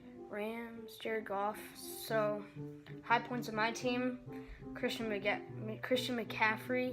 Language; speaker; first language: English; native; English